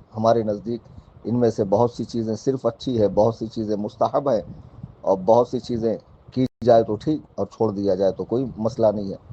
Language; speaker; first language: Urdu; native; Urdu